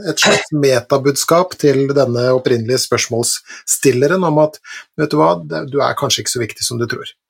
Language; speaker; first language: Norwegian; native; Norwegian